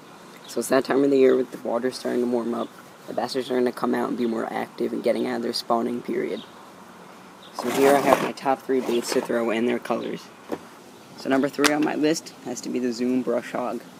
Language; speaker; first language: English; native; English